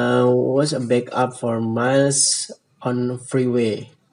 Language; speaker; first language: English; non-native, learner; Indonesian